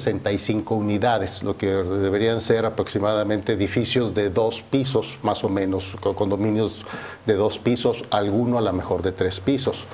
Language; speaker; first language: Spanish; native; Spanish